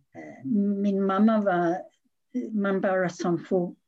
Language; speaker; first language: Swedish; non-native, fluent; English